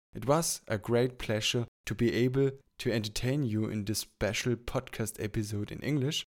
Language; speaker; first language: English; non-native, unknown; German